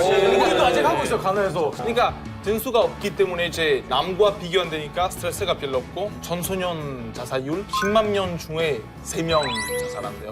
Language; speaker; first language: Korean; non-native, fluent; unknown